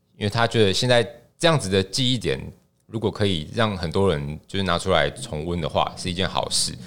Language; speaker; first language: Chinese; native; Chinese